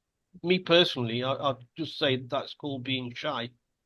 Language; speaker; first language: English; native; English